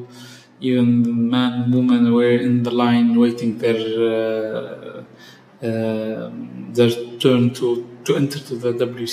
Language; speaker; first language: English; non-native, fluent; Arabic